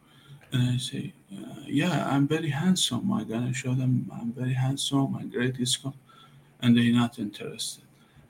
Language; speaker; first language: English; non-native, learner; Persian